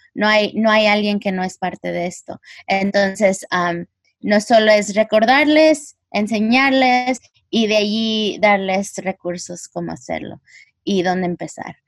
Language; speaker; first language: Spanish; early bilingual, heritage; Spanish